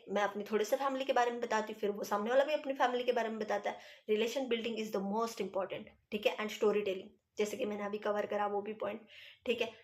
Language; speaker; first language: Hindi; non-native, local second language; Marathi